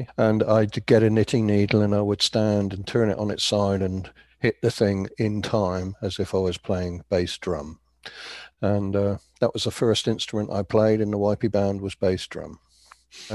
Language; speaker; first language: English; native; English